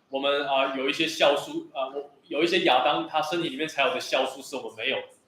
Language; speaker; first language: Chinese; native; Chinese